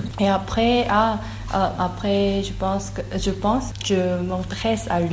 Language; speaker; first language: French; non-native, learner; Korean